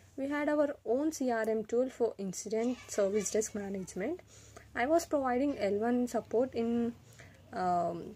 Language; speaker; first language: English; non-native, local second language; Telugu